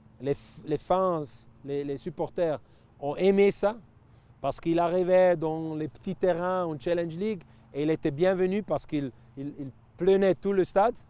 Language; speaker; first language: French; non-native, local second language; Italian